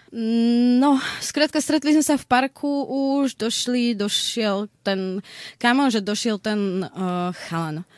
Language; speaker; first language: Slovak; native; Slovak